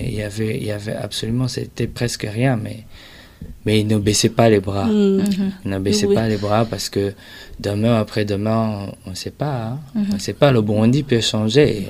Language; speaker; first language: French; non-native, local second language; Rundi